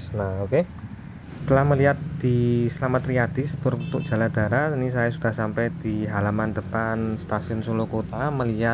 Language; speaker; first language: Indonesian; native; Indonesian